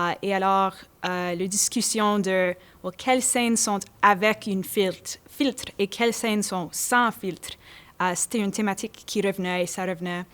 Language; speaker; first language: French; non-native, local second language; English